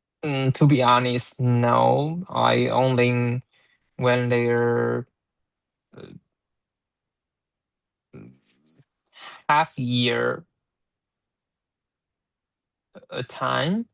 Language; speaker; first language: English; non-native, learner; Chinese